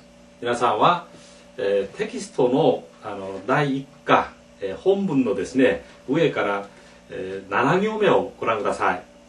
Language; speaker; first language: Japanese; non-native, fluent; Korean